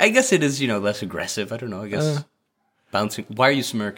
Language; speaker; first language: English; native; English